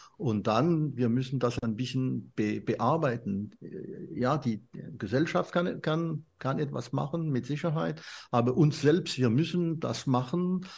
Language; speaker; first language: German; non-native, learner; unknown